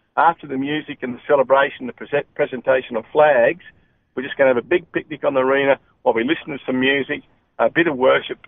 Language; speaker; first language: English; native; English